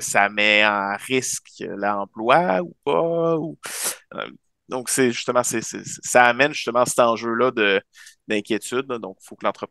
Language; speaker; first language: French; native; French